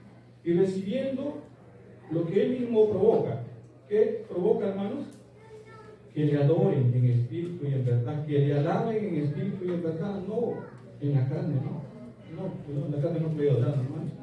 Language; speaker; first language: Spanish; native; Spanish